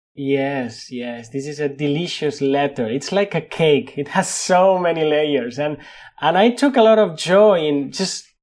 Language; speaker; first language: English; non-native, fluent; Spanish